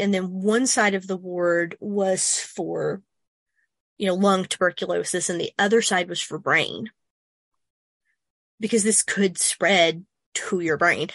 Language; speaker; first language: English; native; English